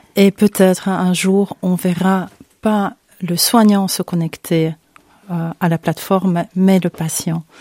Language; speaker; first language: French; non-native, fluent; Ukrainian